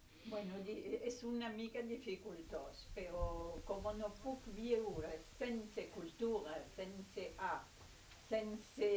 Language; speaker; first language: Catalan; non-native, local second language; Spanish